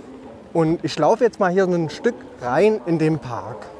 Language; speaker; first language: German; native; German